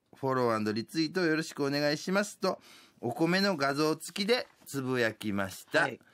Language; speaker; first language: Japanese; native; Japanese